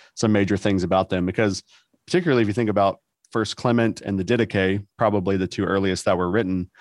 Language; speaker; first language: English; native; English